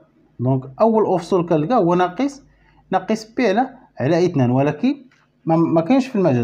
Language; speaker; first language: Arabic; native; Arabic